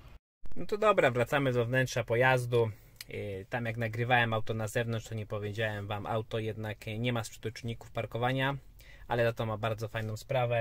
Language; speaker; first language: Polish; native; Polish